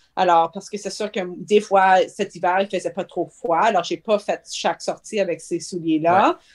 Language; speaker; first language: French; native; French